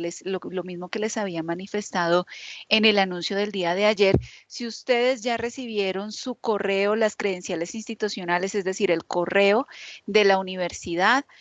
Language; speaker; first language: Spanish; native; Spanish